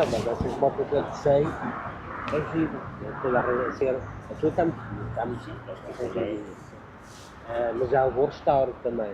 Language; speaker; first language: Portuguese; native; Portuguese